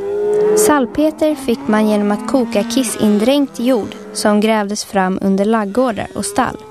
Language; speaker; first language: Swedish; native; Swedish